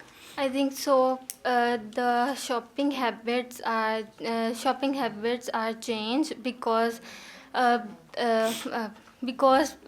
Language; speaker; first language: English; non-native, learner; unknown